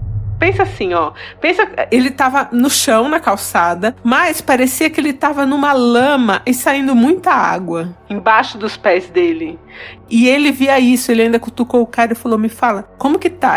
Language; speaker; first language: Portuguese; native; Portuguese